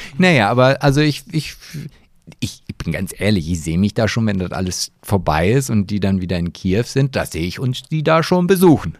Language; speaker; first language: German; early bilingual, other home language; Polish